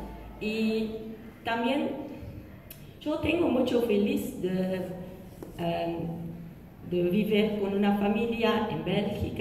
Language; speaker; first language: Spanish; non-native, learner; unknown